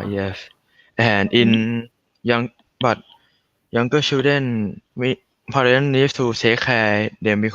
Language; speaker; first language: English; non-native, learner; Thai